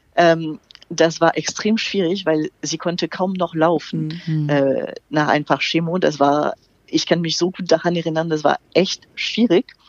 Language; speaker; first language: German; non-native, fluent; French